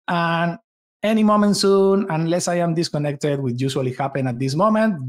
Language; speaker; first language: English; non-native, fluent; Spanish